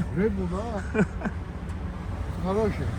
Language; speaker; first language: Russian; non-native, learner; Azerbaijani